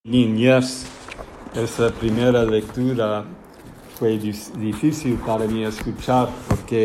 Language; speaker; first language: Spanish; non-native, fluent; English